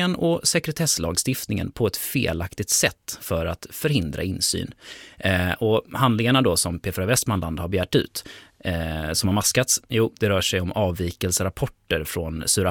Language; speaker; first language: Swedish; native; Swedish